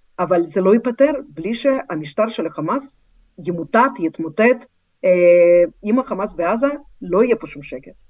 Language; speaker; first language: Hebrew; non-native, fluent; Russian